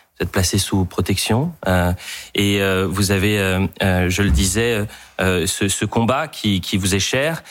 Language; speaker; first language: French; native; French